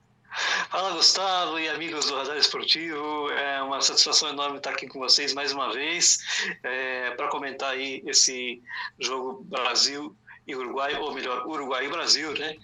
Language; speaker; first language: Portuguese; native; Portuguese